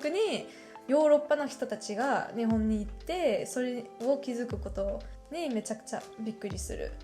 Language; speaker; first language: Japanese; non-native, fluent; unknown